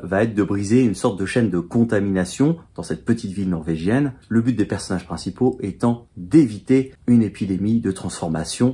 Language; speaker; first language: French; native; French